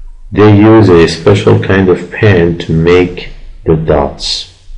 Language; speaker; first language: English; non-native, fluent; Persian